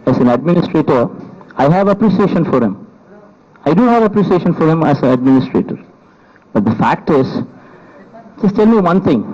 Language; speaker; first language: English; non-native, local second language; Telugu